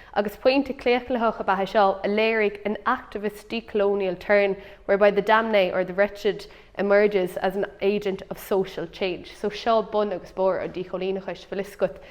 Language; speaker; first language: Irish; non-native, local second language; English